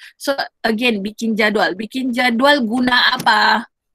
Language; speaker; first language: English; non-native, local second language; Malay